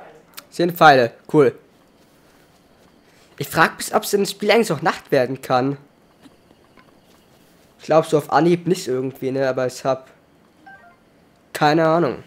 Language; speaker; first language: German; native; German